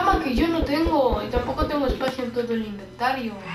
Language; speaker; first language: Spanish; native; Spanish